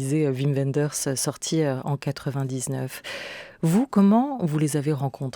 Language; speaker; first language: French; native; French